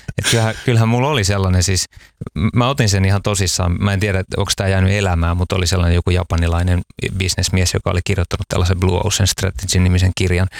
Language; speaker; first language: Finnish; native; Finnish